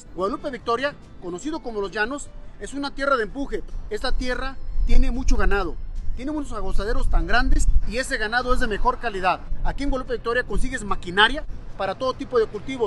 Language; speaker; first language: Spanish; native; Spanish